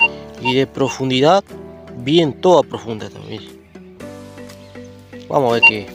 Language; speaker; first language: Spanish; native; Spanish